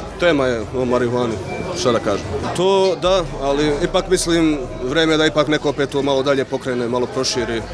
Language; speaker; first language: Serbian; early bilingual, heritage; Serbian